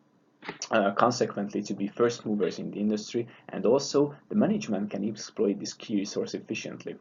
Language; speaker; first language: English; non-native, fluent; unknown